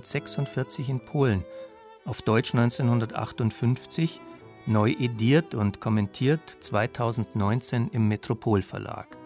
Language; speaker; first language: German; native; German